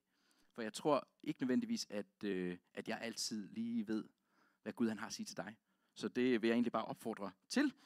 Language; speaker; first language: Danish; native; Danish